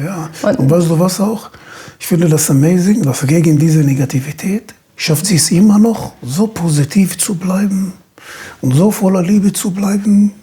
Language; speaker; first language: German; non-native, fluent; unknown